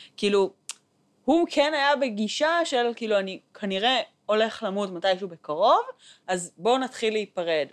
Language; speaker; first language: Hebrew; native; Hebrew